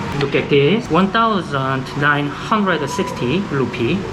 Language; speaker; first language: English; non-native, learner; Korean